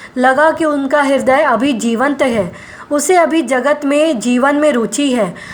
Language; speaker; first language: Hindi; non-native, local second language; Gujarati